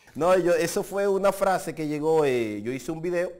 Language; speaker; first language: Spanish; native; Spanish